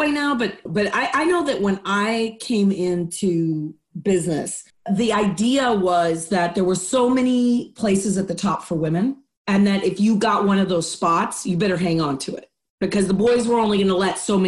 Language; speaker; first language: English; non-native, fluent; Spanish